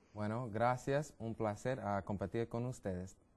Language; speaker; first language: Spanish; non-native, learner; English